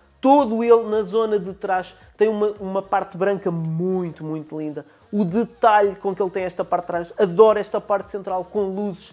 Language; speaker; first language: Portuguese; native; Portuguese